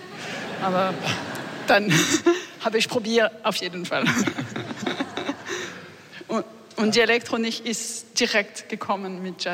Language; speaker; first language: German; non-native, learner; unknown